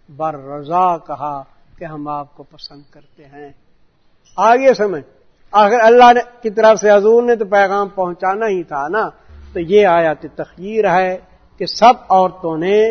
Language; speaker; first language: Urdu; non-native, local second language; Punjabi